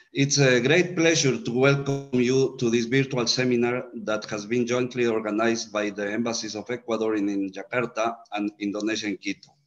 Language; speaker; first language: English; non-native, fluent; Spanish